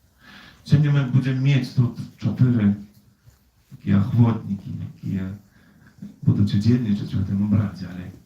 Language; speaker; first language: Belarusian; non-native, fluent; Ukrainian